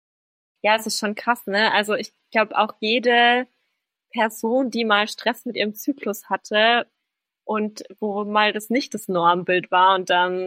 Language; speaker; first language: German; native; German